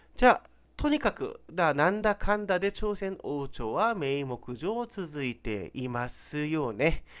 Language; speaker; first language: Japanese; non-native, fluent; Korean